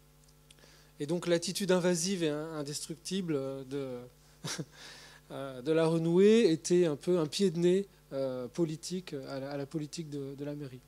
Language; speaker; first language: French; native; French